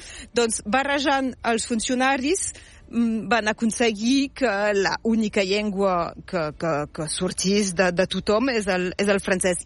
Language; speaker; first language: Catalan; native; Catalan